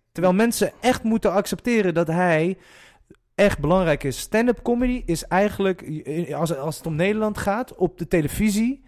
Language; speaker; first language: Dutch; early bilingual, other home language; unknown